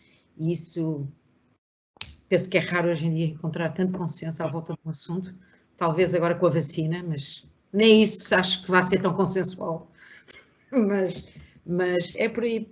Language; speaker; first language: Portuguese; native; Portuguese